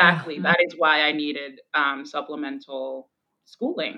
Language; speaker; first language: English; early bilingual, other home language; Spanish